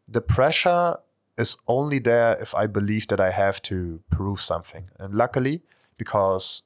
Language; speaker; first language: English; non-native, fluent; German